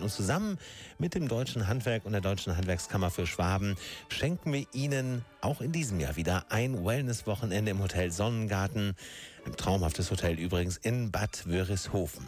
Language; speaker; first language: German; native; German